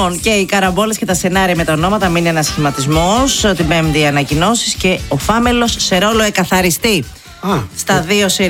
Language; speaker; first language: Greek; native; Greek